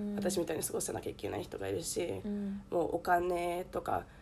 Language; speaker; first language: Japanese; early bilingual, heritage; Japanese